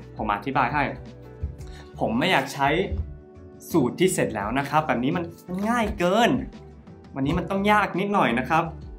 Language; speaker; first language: Thai; non-native, fluent; English